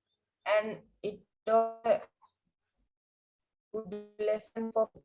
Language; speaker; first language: English; non-native, learner; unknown